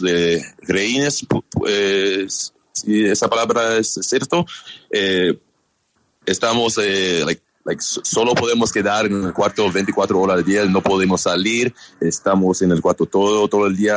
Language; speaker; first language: Spanish; non-native, learner; English